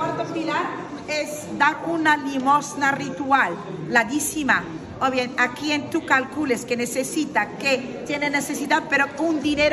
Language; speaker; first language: Spanish; non-native, fluent; Arabic